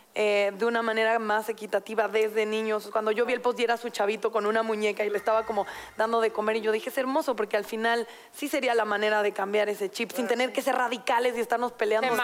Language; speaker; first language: Spanish; native; Spanish